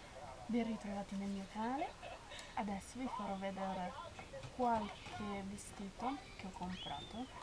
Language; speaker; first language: Italian; native; Italian